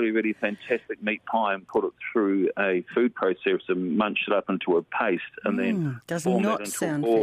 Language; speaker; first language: English; native; English